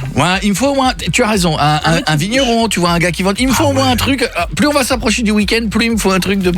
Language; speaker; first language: French; native; French